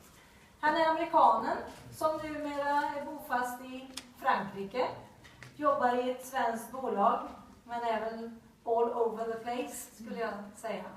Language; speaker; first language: Swedish; native; Swedish